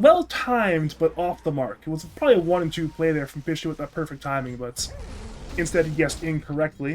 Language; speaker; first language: English; native; English